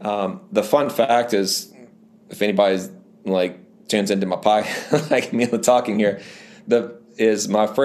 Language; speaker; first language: English; native; English